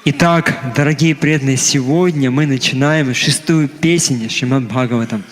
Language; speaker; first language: Russian; native; Russian